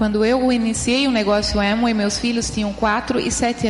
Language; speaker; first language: Portuguese; native; Portuguese